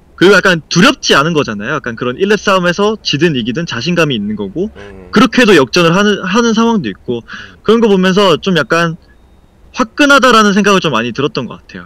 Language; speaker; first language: Korean; native; Korean